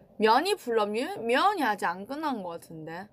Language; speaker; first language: Korean; non-native, fluent; Chinese